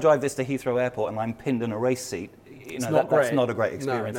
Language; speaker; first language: English; native; English